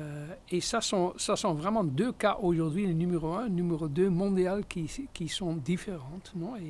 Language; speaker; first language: French; non-native, fluent; Dutch